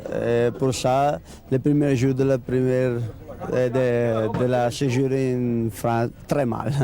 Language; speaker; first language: French; non-native, learner; Italian